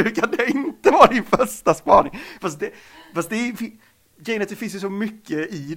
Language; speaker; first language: Swedish; native; Swedish